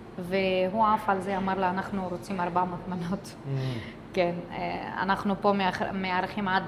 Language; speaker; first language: Hebrew; non-native, local second language; Arabic